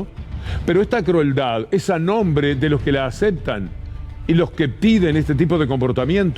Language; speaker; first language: Spanish; native; Spanish